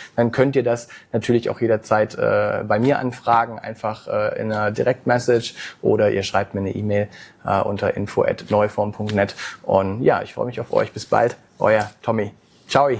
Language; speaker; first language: German; native; German